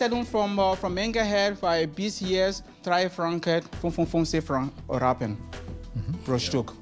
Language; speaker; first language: German; non-native, learner; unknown